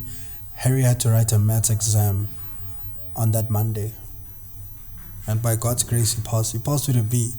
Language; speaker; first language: English; non-native, local second language; Zulu